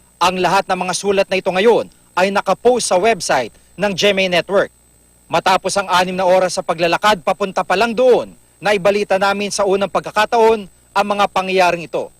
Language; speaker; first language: Filipino; native; Filipino